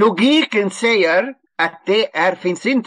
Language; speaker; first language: Swedish; non-native, fluent; Arabic